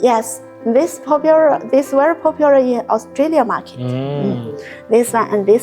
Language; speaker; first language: English; non-native, learner; Chinese